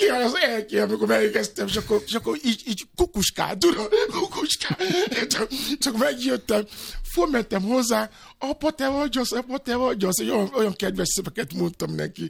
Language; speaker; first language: Hungarian; non-native, fluent; Yoruba